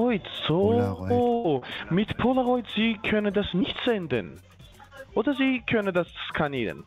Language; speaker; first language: German; non-native, learner; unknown